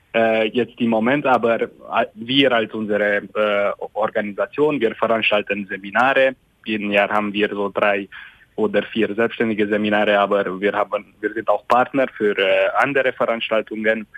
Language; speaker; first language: German; non-native, fluent; Hungarian